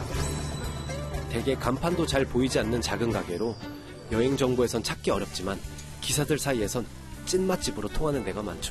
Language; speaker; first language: Korean; native; Korean